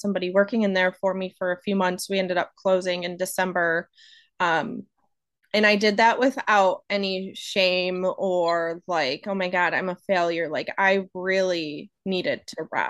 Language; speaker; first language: English; native; English